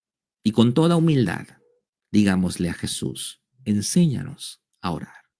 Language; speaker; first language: Spanish; native; Spanish